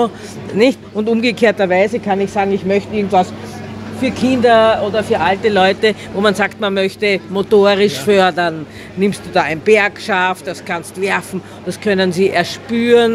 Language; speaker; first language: German; native; German